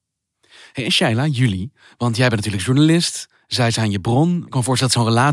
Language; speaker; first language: Dutch; native; Dutch